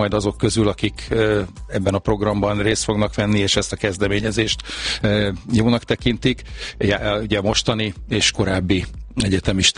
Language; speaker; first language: Hungarian; native; Hungarian